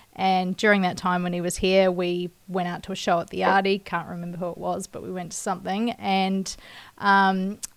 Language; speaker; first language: English; native; English